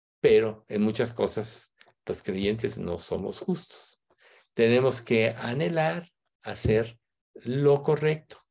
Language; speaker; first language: Spanish; native; Spanish